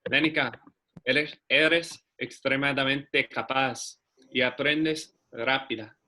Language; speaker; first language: Spanish; non-native, learner; English